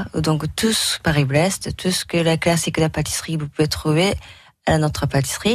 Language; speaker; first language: French; non-native, learner; Japanese